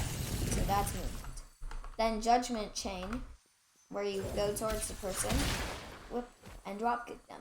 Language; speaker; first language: English; native; English